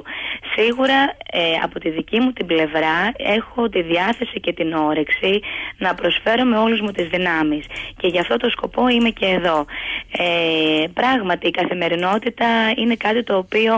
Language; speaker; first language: Greek; native; Greek